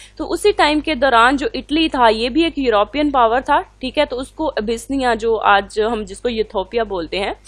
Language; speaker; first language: Hindi; non-native, local second language; Punjabi